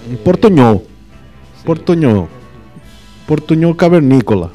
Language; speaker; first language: Portuguese; non-native, learner; Spanish